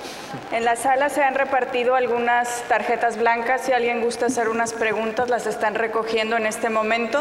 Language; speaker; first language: Spanish; native; Spanish